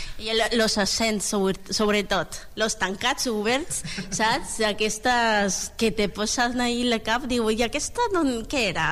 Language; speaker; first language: Catalan; non-native, learner; Spanish